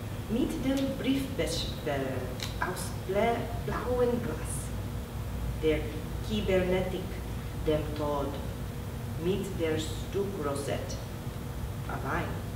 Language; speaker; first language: German; non-native, learner; English